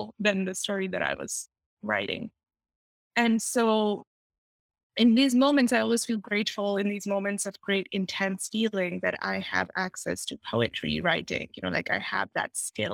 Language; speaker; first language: English; non-native, local second language; Urdu